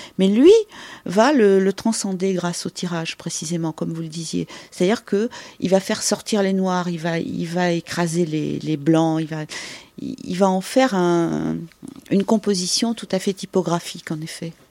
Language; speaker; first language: French; native; French